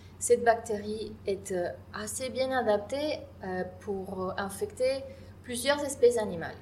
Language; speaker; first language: French; non-native, fluent; Spanish